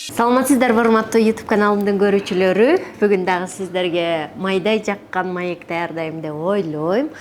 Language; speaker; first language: Kyrgyz; native; Kyrgyz